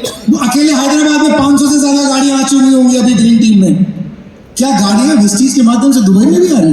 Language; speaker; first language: Hindi; native; Hindi